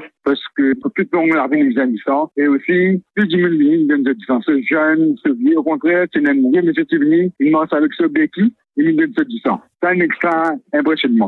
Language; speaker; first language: French; non-native, local second language; Morisyen